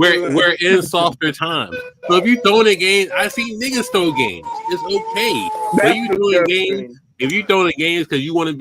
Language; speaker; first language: English; native; English